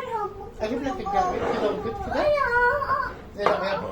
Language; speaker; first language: Arabic; native; Arabic